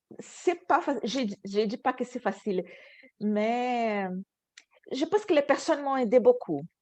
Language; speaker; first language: French; non-native, fluent; Portuguese